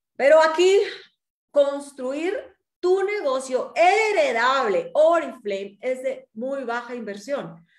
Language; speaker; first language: Spanish; native; Spanish